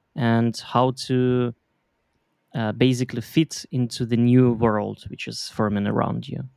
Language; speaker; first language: English; non-native, fluent; Belarusian